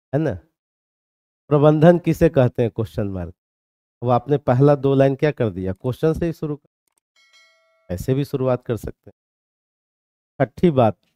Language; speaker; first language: Hindi; native; Hindi